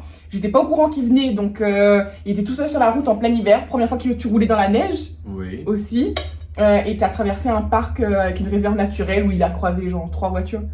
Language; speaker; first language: French; native; French